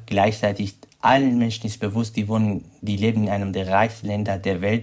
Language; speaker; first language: German; non-native, fluent; Kurdish